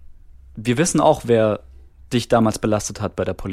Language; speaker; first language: German; native; German